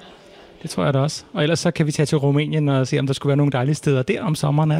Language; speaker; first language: Danish; native; Danish